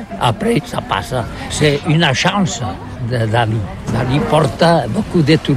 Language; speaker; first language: French; non-native, learner; Catalan